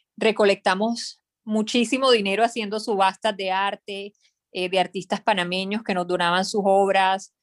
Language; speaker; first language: Spanish; native; Spanish